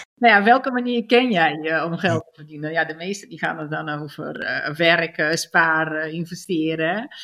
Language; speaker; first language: Dutch; early bilingual, other home language; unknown